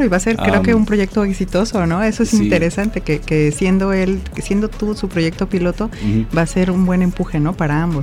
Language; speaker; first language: Spanish; native; Spanish